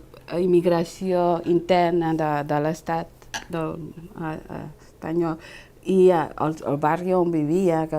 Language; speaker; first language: Catalan; non-native, fluent; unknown